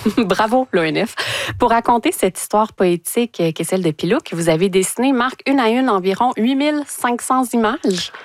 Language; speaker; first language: French; native; French